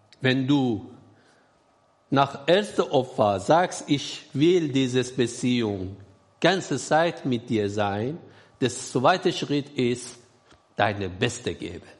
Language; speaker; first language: German; non-native, learner; Persian